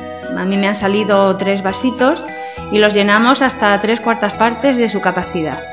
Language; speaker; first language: Spanish; native; Spanish